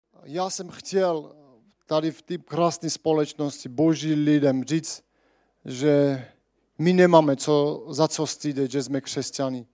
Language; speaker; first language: Czech; non-native, fluent; Armenian